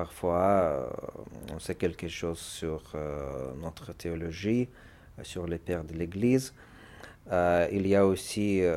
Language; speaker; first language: French; non-native, fluent; Russian